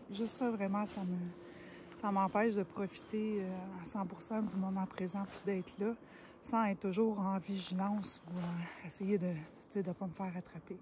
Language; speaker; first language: French; native; French